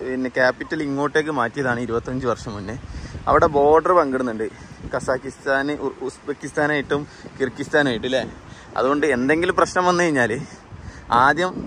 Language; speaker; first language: English; non-native, local second language; Malayalam